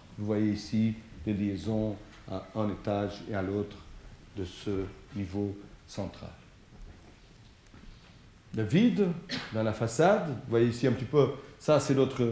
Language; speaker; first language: French; non-native, fluent; Portuguese